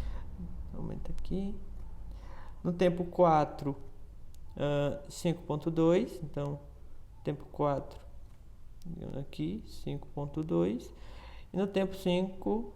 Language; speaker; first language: Portuguese; native; Portuguese